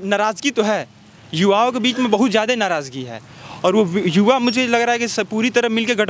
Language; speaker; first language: Hindi; native; Hindi